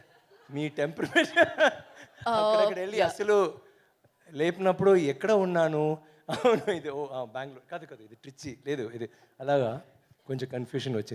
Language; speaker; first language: Telugu; non-native, learner; Tamil